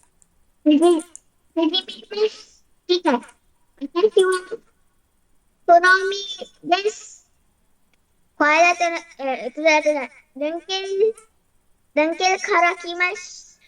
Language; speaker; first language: Japanese; non-native, learner; Malay